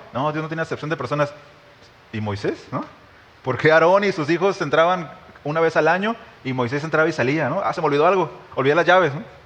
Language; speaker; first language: Spanish; native; Spanish